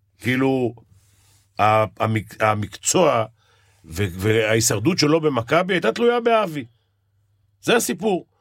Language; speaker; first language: Hebrew; native; Hebrew